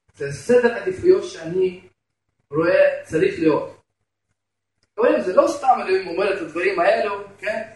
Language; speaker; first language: Hebrew; non-native, fluent; Russian